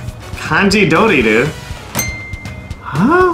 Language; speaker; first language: Japanese; non-native, learner; English